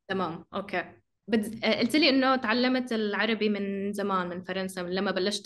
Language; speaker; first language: Arabic; native; Arabic